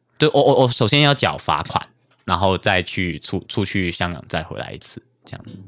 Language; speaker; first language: Chinese; non-native, local second language; Cantonese